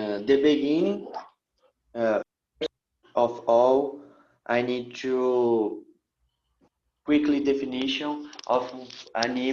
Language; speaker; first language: English; non-native, learner; Portuguese